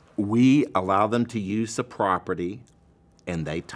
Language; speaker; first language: English; native; English